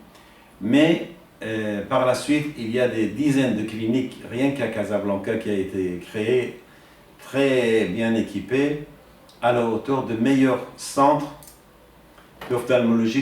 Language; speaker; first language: French; non-native, fluent; Persian